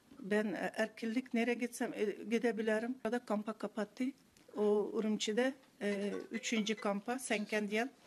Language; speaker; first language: Turkish; non-native, learner; Kazakh